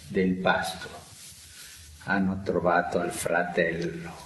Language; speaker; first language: Italian; non-native, fluent; Spanish